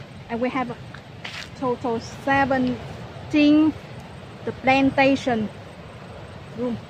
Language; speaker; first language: English; non-native, learner; Vietnamese